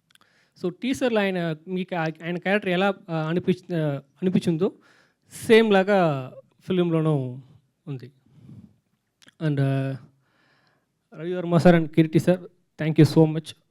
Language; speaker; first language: Telugu; non-native, learner; Tamil